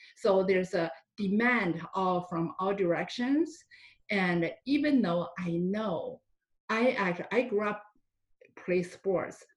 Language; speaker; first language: English; non-native, fluent; Chinese